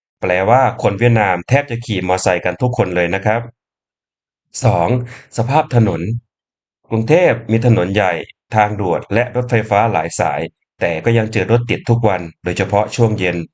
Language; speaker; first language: Thai; native; Thai